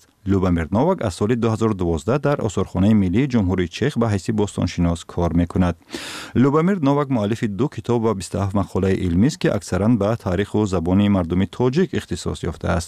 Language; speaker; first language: Tajik; native; Tajik